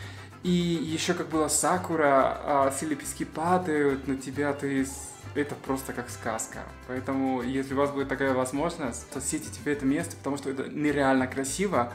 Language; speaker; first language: Russian; non-native, fluent; Spanish